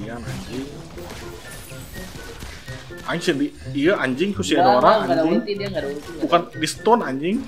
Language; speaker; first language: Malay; non-native, local second language; Sundanese